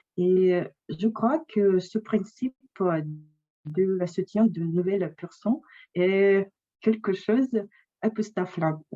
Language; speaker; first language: French; non-native, fluent; Russian